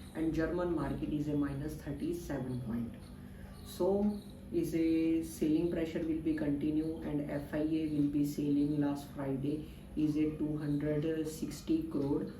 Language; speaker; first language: English; non-native, local second language; Punjabi